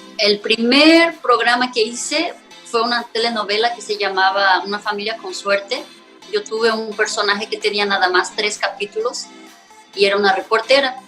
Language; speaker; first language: Spanish; non-native, fluent; Portuguese